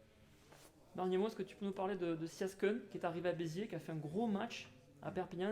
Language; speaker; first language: French; native; French